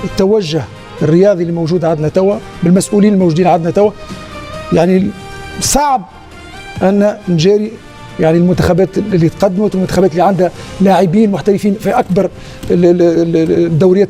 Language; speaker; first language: Arabic; native; Arabic